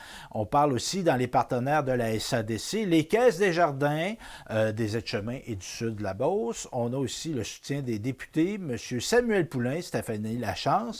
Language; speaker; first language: French; native; French